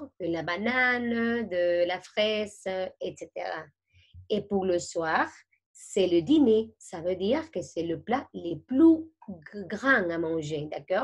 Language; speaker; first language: French; non-native, fluent; Spanish